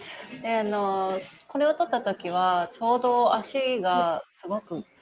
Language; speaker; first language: Japanese; native; Japanese